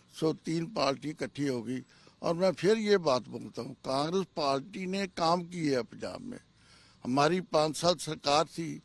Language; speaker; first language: Hindi; non-native, local second language; Punjabi